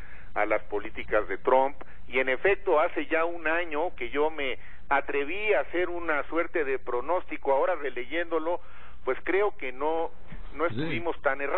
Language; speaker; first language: Spanish; native; Spanish